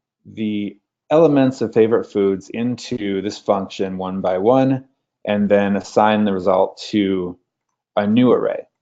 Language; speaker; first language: English; native; English